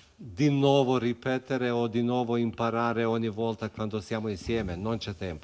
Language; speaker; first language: Italian; non-native, fluent; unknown